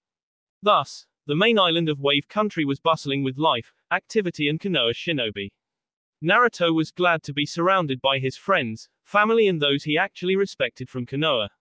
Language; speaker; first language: English; native; English